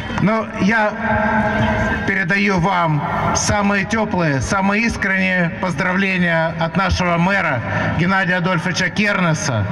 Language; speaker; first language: Russian; native; Russian